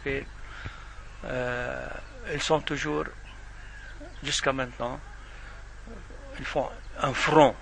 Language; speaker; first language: French; non-native, fluent; Arabic